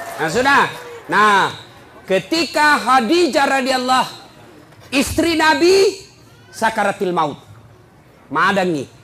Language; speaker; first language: Indonesian; non-native, local second language; Buginese